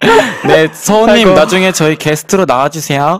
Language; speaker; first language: Korean; native; Korean